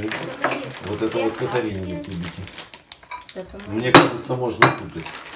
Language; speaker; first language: Russian; native; Russian